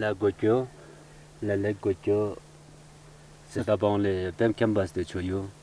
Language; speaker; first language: French; non-native, learner; Sherpa